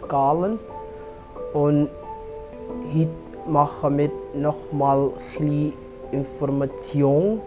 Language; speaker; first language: German; non-native, fluent; Somali